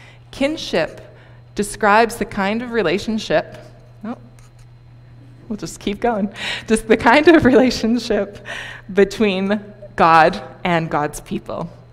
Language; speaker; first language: English; native; English